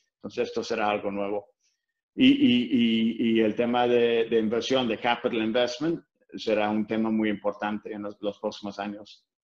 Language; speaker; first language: Spanish; non-native, fluent; English